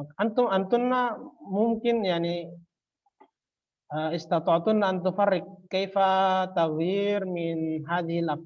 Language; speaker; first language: Arabic; non-native, fluent; Indonesian